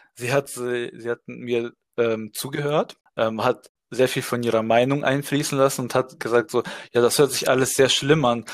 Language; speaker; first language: German; early bilingual, other home language; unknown